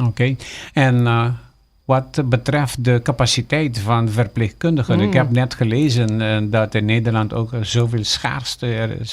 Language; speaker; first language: Dutch; non-native, local second language; Papiamento